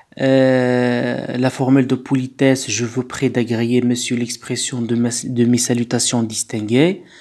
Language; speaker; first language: French; non-native, local second language; Arabic